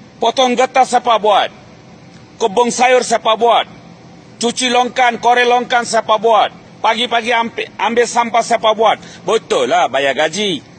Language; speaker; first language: Malay; non-native, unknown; Bangla